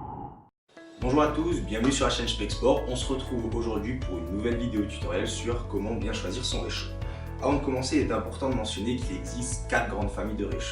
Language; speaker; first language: French; native; French